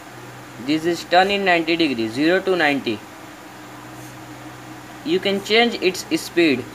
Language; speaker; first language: English; non-native, learner; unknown